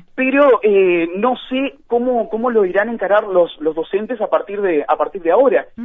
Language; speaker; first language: Spanish; native; Spanish